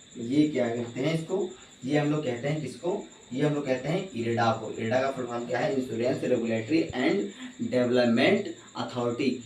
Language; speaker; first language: Hindi; native; Hindi